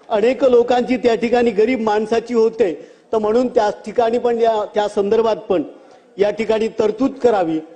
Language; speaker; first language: Marathi; native; Marathi